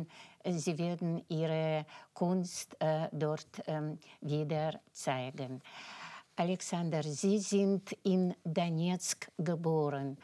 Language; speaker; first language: German; non-native, fluent; Russian